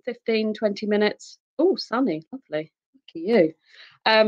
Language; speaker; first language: English; native; English